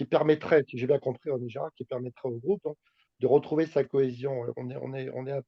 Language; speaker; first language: French; native; French